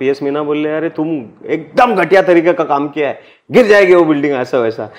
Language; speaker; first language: Hindi; non-native, local second language; Marathi